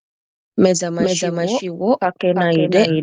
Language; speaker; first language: Japanese; non-native, learner; Indonesian